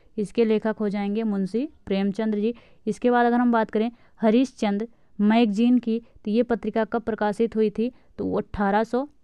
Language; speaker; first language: Hindi; native; Hindi